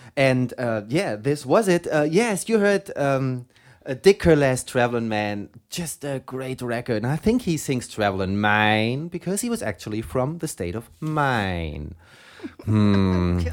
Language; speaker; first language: English; non-native, fluent; German